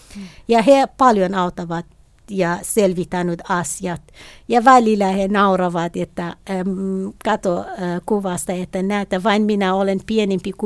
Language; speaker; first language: Finnish; non-native, learner; Kurdish